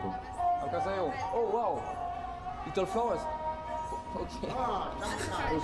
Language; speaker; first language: English; non-native, learner; French